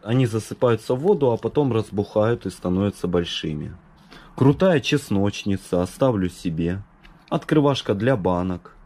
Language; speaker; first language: Russian; native; Russian